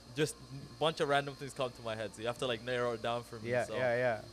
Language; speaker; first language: English; early bilingual, other home language; Amharic